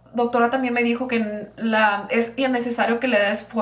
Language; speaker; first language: Spanish; early bilingual, other home language; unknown